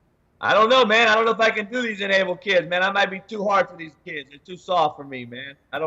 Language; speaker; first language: English; native; English